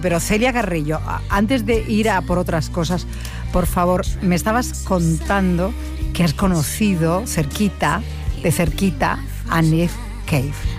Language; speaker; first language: Spanish; native; Spanish